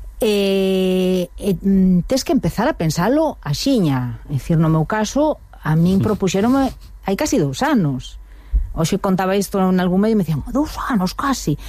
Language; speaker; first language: Galician; native; Galician